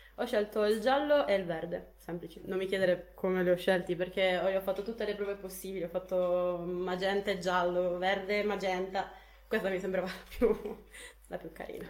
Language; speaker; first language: Italian; native; Italian